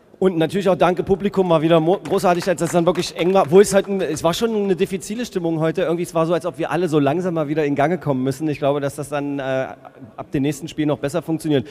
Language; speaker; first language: German; native; German